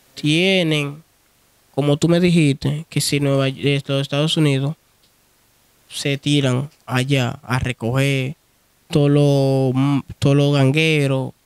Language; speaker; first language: Spanish; non-native, fluent; Haitian Creole